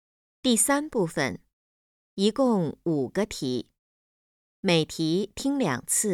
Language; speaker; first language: Chinese; native; Chinese